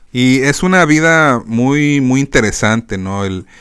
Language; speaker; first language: Spanish; native; Spanish